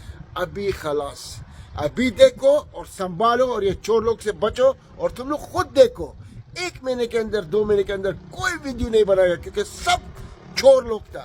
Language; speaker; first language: Hindi; non-native, learner; Arabic